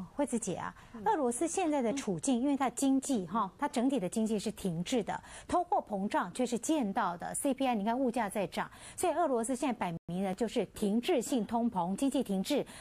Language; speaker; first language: Chinese; native; Chinese